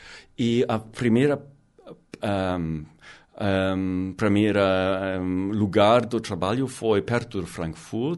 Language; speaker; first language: Portuguese; non-native, learner; German